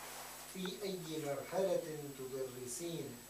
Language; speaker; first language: Arabic; non-native, learner; English